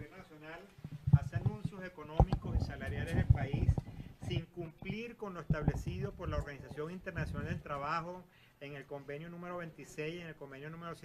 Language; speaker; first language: Spanish; native; Spanish